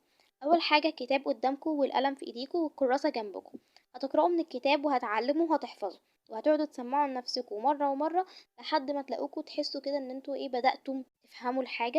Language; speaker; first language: Arabic; native; Arabic